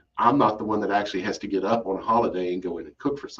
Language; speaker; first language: English; native; English